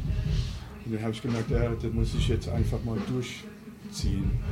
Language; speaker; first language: German; non-native, fluent; English